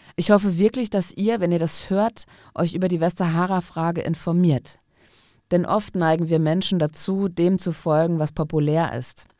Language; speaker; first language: German; non-native, fluent; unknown